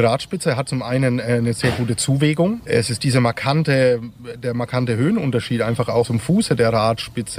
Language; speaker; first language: German; native; German